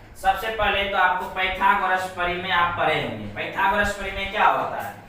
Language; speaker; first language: Hindi; native; Hindi